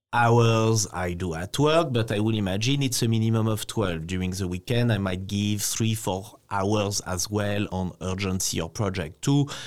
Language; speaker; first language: English; non-native, fluent; French